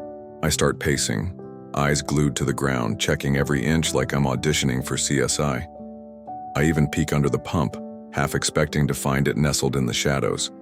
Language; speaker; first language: English; native; English